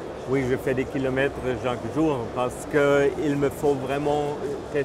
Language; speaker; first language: French; non-native, fluent; German